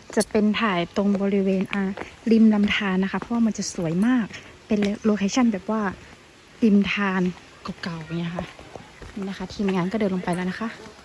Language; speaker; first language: Thai; non-native, local second language; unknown